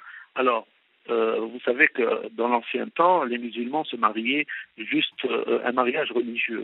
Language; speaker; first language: French; non-native, local second language; Arabic